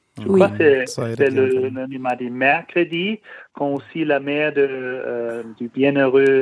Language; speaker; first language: French; non-native, learner; German